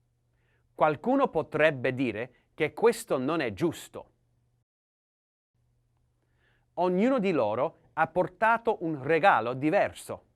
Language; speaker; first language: Italian; non-native, learner; English